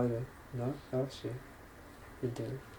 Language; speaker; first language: Spanish; non-native, fluent; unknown